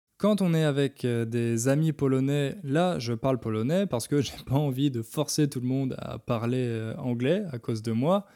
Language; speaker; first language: French; native; French